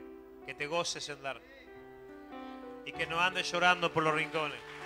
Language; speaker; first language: Spanish; native; Spanish